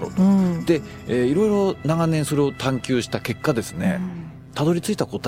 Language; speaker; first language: Japanese; native; Japanese